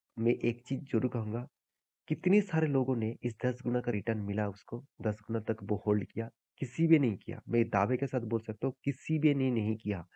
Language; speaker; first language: Hindi; native; Hindi